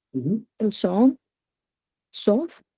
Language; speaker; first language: French; non-native, learner; Punjabi